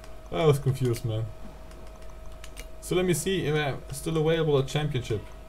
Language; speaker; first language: English; non-native, fluent; German